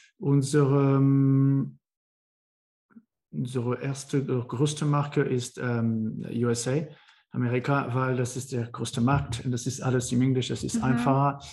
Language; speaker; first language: German; non-native, learner; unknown